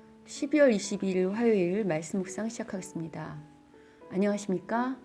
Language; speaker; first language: Korean; native; Korean